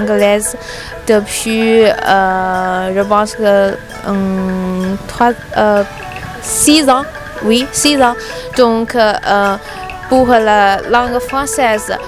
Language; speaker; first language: French; non-native, learner; Chinese